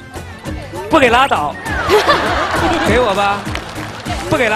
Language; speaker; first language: Chinese; native; Chinese